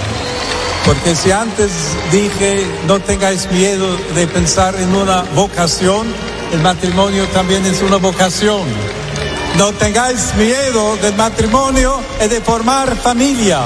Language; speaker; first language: Spanish; non-native, fluent; English